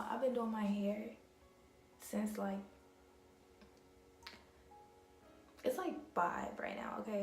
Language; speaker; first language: English; native; English